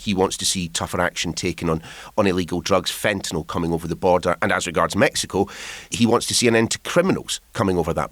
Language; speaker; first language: English; native; English